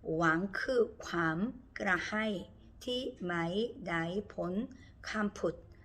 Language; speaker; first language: Thai; non-native, learner; Korean